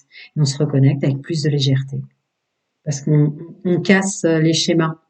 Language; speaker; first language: French; native; French